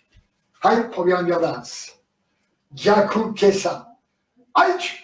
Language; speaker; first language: German; non-native, learner; French